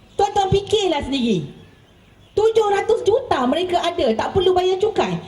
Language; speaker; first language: Malay; native; Malay